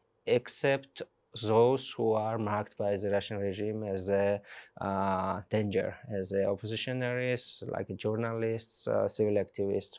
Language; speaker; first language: English; non-native, fluent; Georgian